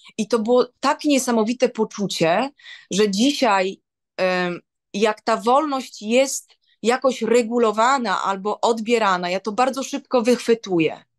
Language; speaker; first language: Polish; native; Polish